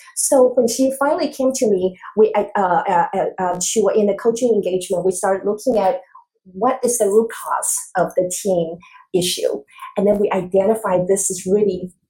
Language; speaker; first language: English; non-native, fluent; Chinese